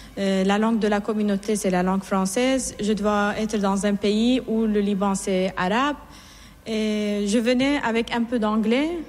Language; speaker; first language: French; non-native, fluent; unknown